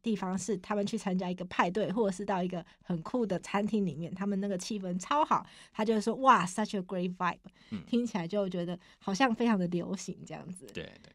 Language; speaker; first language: Chinese; native; Chinese